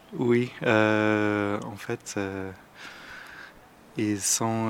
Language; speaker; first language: French; non-native, learner; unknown